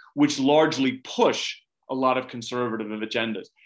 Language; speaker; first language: English; native; English